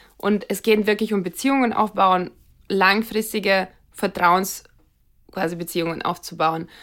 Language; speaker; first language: German; non-native, fluent; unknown